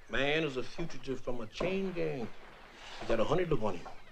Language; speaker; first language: English; early bilingual, other home language; Spanish